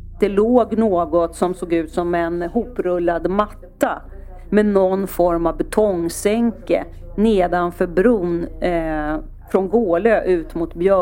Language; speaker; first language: Swedish; native; Swedish